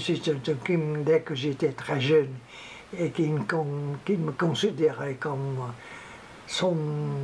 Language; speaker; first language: French; non-native, local second language; Vietnamese